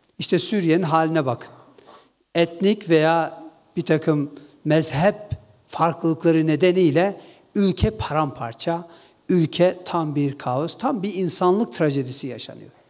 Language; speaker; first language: Turkish; non-native, local second language; Kurdish